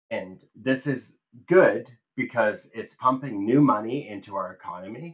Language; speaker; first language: English; native; English